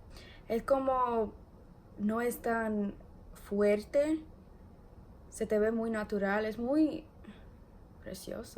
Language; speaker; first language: Spanish; early bilingual, heritage; English